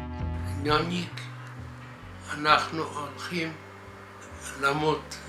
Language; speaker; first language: Hebrew; non-native, fluent; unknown